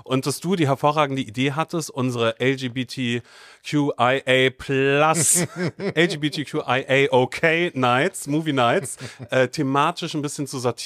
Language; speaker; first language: German; native; German